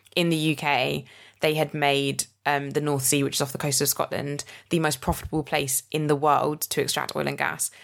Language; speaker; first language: English; native; English